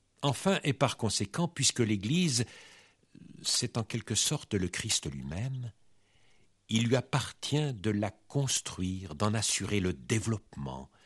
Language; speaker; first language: French; native; French